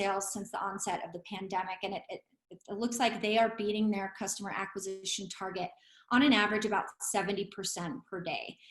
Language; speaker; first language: English; native; English